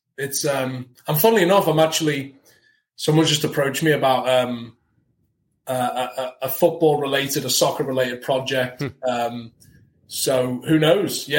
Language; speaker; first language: English; native; English